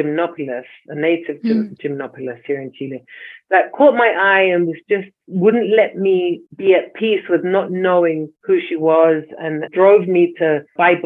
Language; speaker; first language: English; native; English